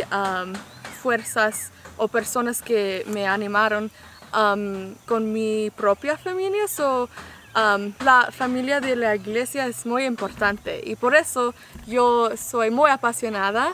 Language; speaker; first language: Spanish; non-native, learner; English